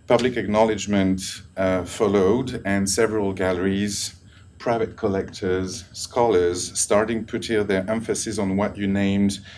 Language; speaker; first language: English; non-native, fluent; French